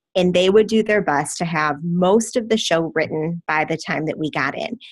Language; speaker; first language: English; native; English